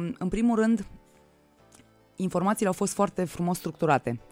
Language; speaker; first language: Romanian; native; Romanian